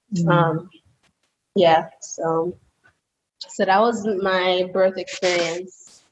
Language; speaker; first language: English; early bilingual, other home language; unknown